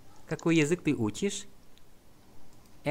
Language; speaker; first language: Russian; non-native, fluent; Vietnamese